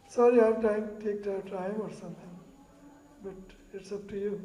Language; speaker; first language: Hindi; non-native, fluent; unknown